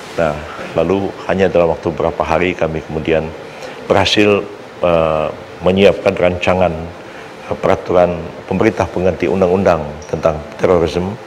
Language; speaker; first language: Indonesian; native; Indonesian